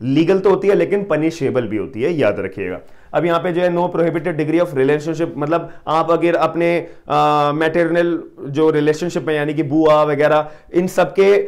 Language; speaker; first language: Hindi; native; Hindi